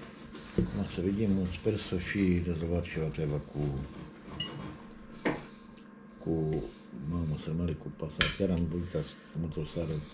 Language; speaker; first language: Romanian; native; Romanian